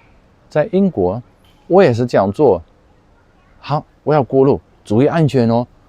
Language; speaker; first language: Chinese; non-native, fluent; Dutch